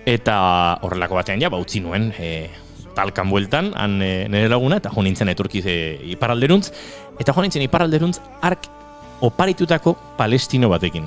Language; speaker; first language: Basque; native; Basque